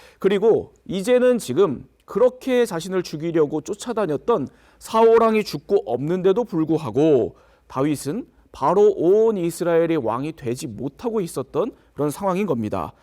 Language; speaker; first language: Korean; native; Korean